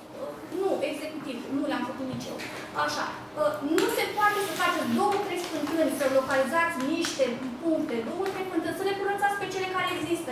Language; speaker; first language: Romanian; native; Romanian